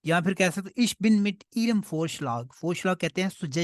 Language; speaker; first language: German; non-native, fluent; Urdu